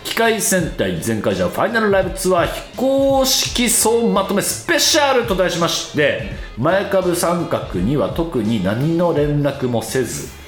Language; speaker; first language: Japanese; native; Japanese